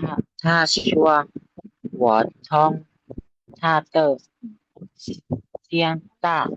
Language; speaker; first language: Chinese; non-native, learner; Lao